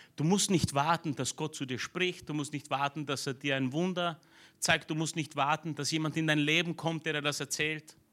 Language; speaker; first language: German; early bilingual, other home language; Romanian